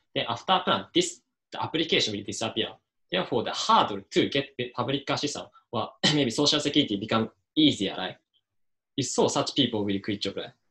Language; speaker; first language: English; non-native, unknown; Japanese